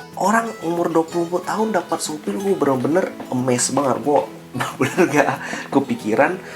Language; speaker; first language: Indonesian; native; Indonesian